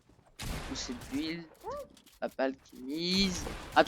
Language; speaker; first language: French; native; French